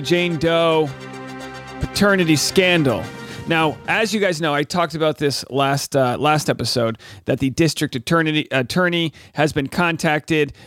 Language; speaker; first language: English; native; English